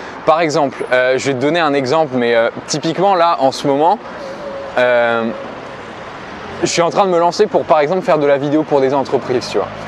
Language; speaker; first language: French; native; French